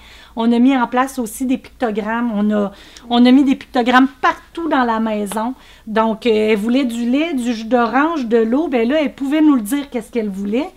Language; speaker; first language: French; native; French